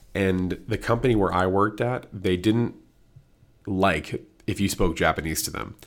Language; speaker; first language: English; native; English